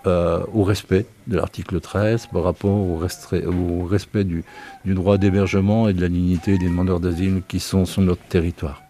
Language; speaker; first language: French; native; French